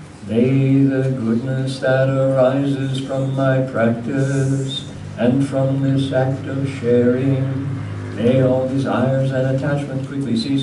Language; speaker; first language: English; native; English